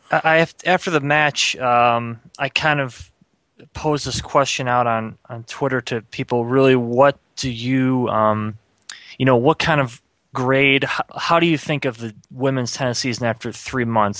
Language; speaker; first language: English; native; English